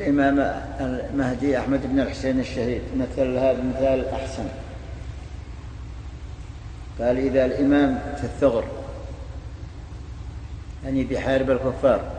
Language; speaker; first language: Arabic; native; Arabic